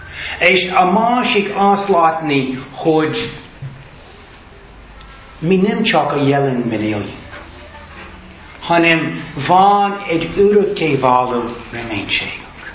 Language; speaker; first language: Hungarian; non-native, learner; English